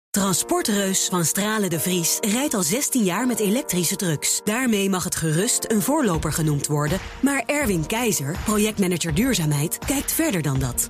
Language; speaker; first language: Dutch; native; Dutch